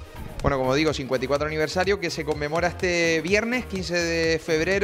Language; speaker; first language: Spanish; native; Spanish